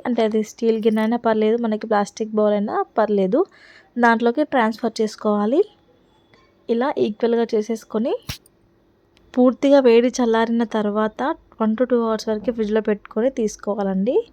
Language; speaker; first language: Telugu; native; Telugu